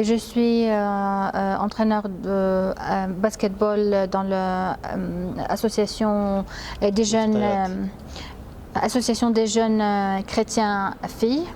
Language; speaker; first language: French; non-native, fluent; Arabic